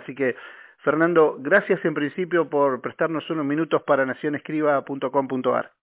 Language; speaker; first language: Spanish; native; Spanish